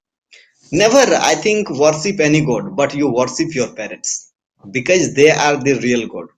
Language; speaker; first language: English; non-native, fluent; Hindi